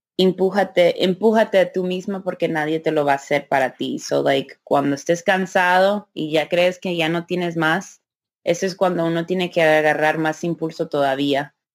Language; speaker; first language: Spanish; early bilingual, heritage; Spanish